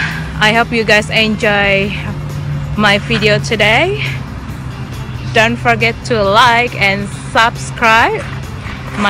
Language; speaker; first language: English; non-native, local second language; Indonesian